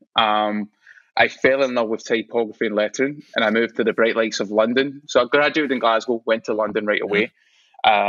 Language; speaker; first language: English; native; English